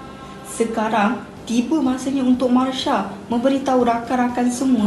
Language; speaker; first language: Malay; native; Malay